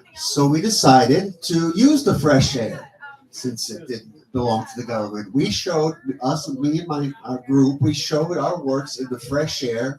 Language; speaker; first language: English; non-native, fluent; Russian